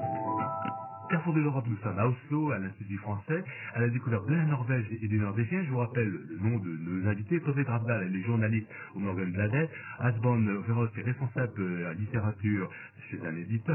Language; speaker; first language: French; native; French